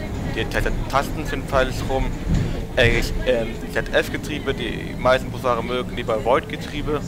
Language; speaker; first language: German; native; German